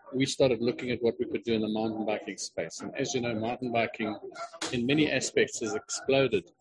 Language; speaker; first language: English; native; English